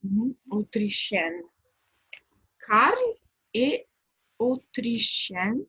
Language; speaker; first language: French; non-native, learner; Albanian